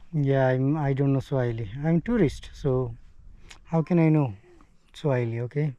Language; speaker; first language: English; non-native, local second language; Bangla